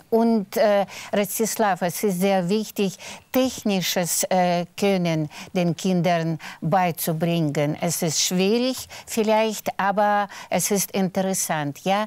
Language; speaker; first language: German; non-native, fluent; Russian